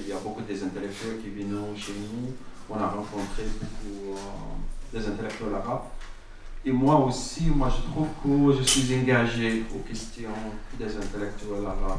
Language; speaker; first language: French; non-native, learner; Arabic